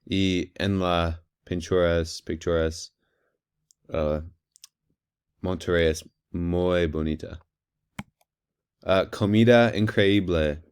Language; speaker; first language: Spanish; non-native, learner; English